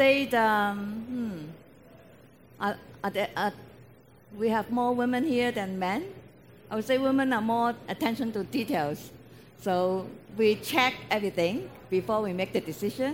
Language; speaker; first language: English; non-native, local second language; Cantonese